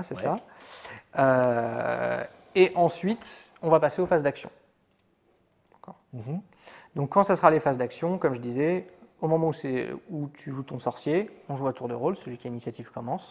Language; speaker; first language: French; native; French